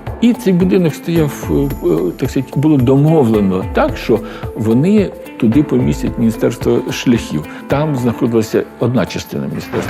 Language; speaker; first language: Ukrainian; native; Ukrainian